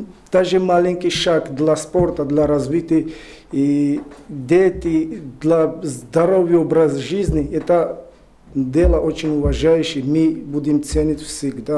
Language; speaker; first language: Russian; non-native, learner; Georgian